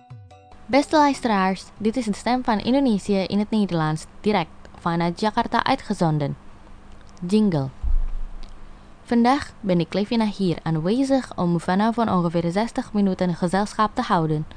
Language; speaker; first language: Dutch; non-native, fluent; Indonesian